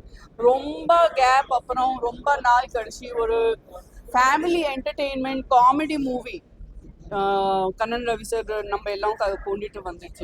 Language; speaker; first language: Tamil; non-native, fluent; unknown